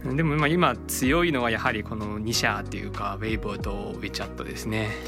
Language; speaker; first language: Japanese; non-native, fluent; Chinese